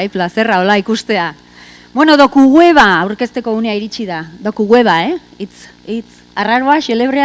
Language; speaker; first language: Basque; native; Basque